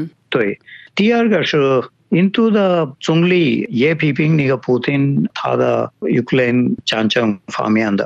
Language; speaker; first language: Chinese; non-native, fluent; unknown